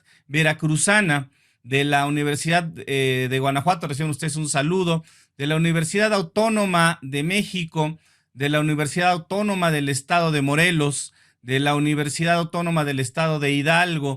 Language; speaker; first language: Spanish; native; Spanish